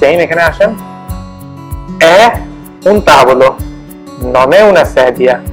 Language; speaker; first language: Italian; non-native, fluent; Bangla